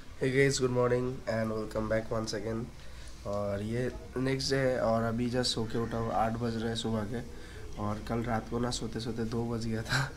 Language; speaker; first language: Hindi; non-native, local second language; Bangla